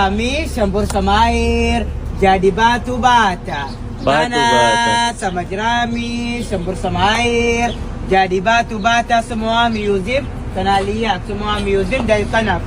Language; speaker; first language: Indonesian; non-native, learner; Arabic